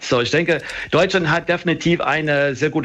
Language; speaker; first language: German; non-native, fluent; English